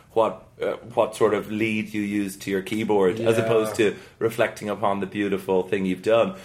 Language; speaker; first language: English; native; English